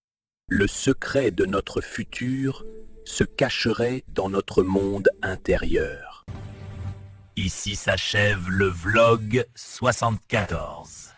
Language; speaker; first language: French; native; French